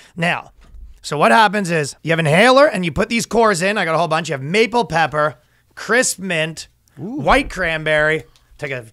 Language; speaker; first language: English; native; English